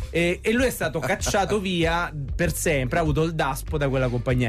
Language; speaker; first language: Italian; native; Italian